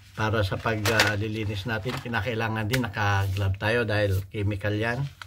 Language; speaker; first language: Filipino; native; Filipino